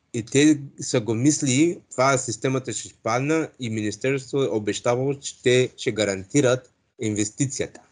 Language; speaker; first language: Bulgarian; non-native, learner; English